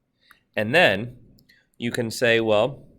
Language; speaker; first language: English; native; English